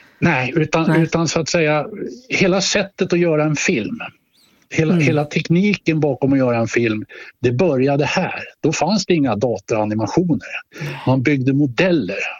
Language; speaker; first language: Swedish; native; Swedish